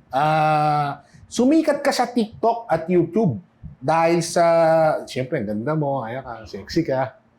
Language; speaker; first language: Filipino; native; Filipino